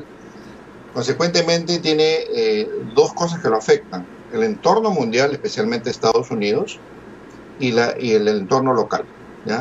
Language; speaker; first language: Spanish; native; Spanish